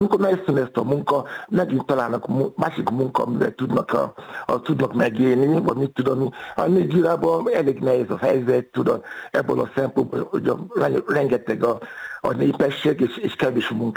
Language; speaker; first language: Hungarian; non-native, learner; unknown